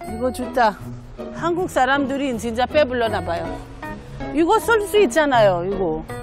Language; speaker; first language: Korean; non-native, learner; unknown